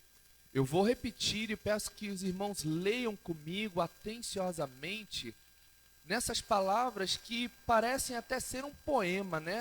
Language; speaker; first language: Portuguese; native; Portuguese